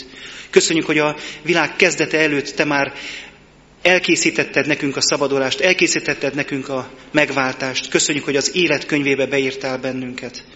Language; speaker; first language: Hungarian; native; Hungarian